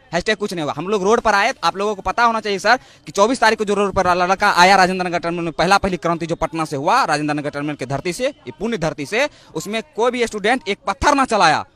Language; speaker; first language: Hindi; native; Hindi